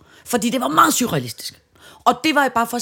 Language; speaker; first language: Danish; native; Danish